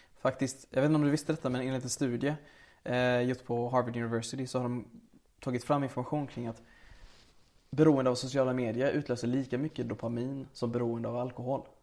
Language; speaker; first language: Swedish; early bilingual, other home language; Arabic